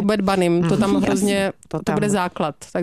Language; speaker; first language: Czech; native; Czech